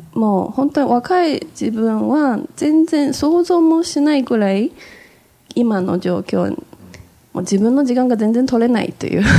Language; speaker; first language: Japanese; non-native, fluent; Chinese